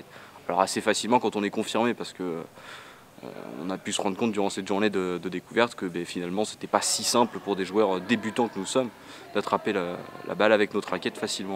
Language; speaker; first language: French; native; French